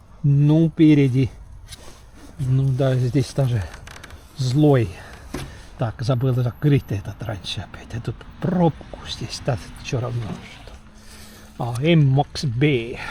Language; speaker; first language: Russian; non-native, local second language; Estonian